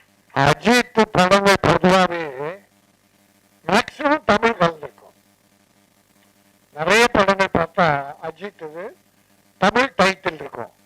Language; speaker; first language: Tamil; native; Tamil